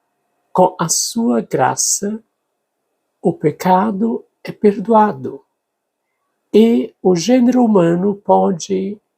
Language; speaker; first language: Portuguese; native; Portuguese